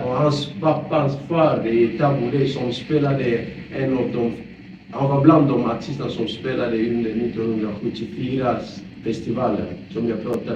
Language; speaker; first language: Swedish; non-native, fluent; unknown